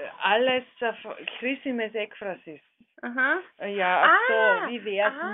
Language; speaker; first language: Greek; non-native, learner; German